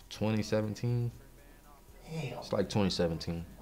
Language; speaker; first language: English; native; English